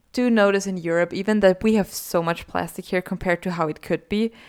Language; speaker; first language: English; non-native, fluent; German